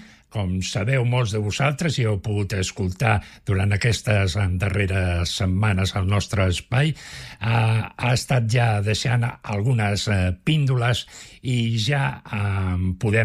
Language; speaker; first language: Catalan; native; Catalan